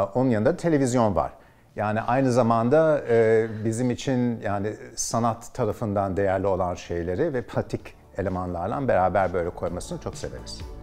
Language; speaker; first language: Turkish; early bilingual, heritage; Turkish